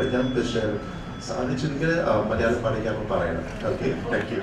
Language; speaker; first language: Malayalam; early bilingual, heritage; English